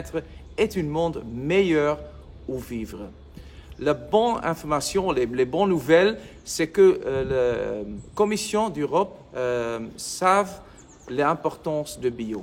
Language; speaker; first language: French; non-native, learner; Dutch